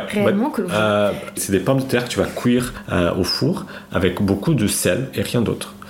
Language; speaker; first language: French; non-native, fluent; Portuguese